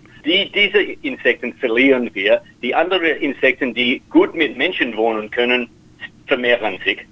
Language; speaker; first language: German; non-native, learner; English